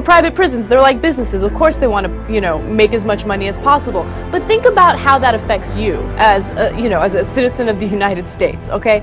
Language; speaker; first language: English; native; English